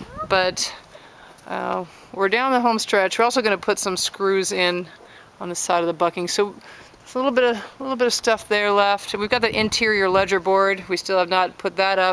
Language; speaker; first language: English; native; English